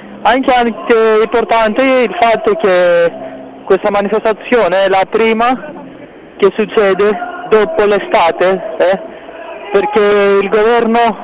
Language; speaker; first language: Italian; non-native, fluent; Greek